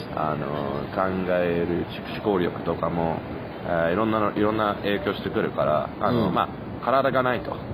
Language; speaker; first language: Japanese; non-native, fluent; German